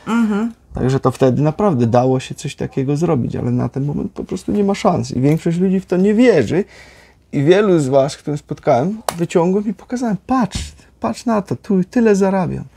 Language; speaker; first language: Polish; native; Polish